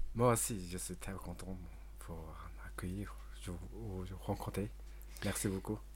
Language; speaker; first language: French; non-native, learner; Tibetan